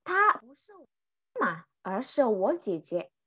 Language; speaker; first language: Chinese; non-native, fluent; Indonesian